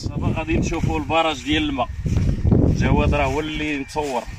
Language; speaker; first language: Arabic; native; Arabic